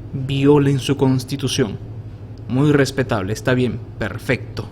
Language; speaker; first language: Spanish; native; Spanish